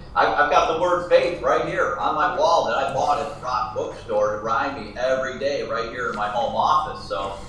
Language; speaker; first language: English; native; English